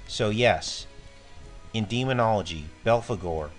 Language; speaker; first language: English; native; English